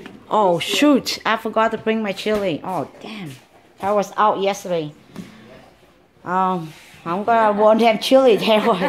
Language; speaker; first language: English; non-native, fluent; Vietnamese